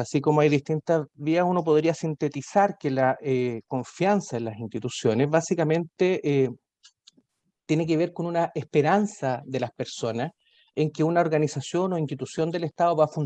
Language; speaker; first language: Spanish; native; Spanish